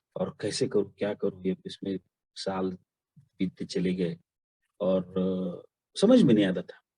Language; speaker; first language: Hindi; non-native, local second language; Marathi